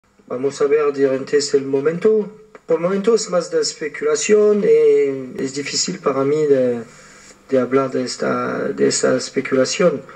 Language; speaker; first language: Spanish; non-native, fluent; French